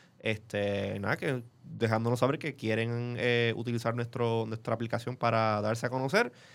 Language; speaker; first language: Spanish; native; Spanish